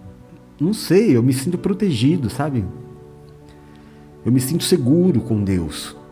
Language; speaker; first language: Portuguese; native; Portuguese